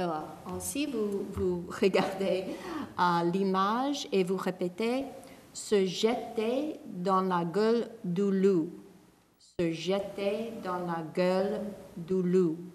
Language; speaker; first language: French; non-native, fluent; English